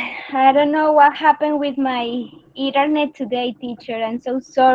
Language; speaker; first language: English; non-native, learner; Spanish